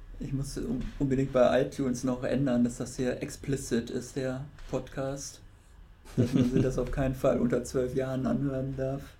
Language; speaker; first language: German; native; German